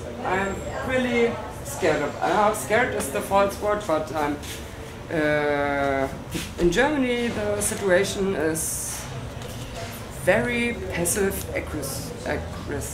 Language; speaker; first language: English; non-native, learner; German